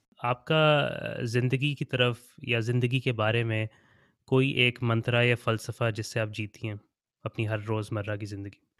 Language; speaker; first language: Urdu; native; Urdu